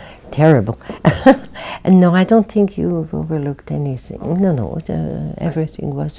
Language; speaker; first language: English; non-native, fluent; French